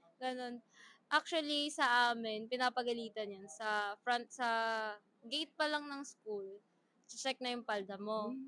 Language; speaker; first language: Filipino; non-native, local second language; Bikol